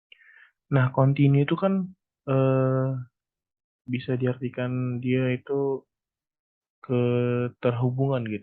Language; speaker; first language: Indonesian; native; Indonesian